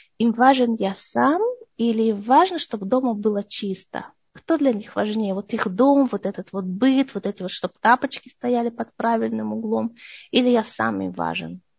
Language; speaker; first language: Russian; early bilingual, heritage; Russian